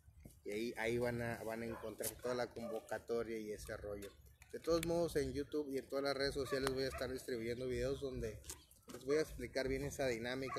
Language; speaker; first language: Spanish; native; Spanish